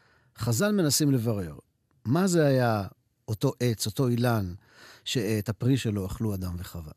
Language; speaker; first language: Hebrew; native; Hebrew